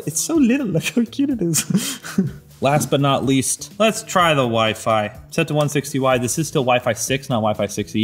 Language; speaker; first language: English; native; English